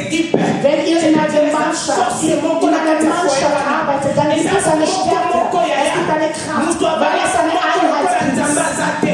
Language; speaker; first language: German; non-native, fluent; French